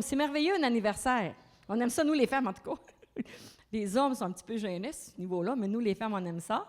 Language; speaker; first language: French; native; French